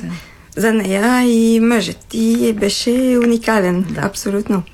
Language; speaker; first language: Bulgarian; non-native, fluent; French